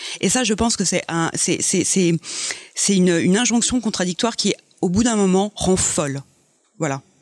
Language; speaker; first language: French; native; French